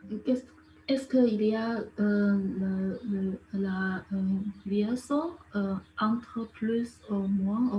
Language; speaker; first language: French; non-native, learner; Chinese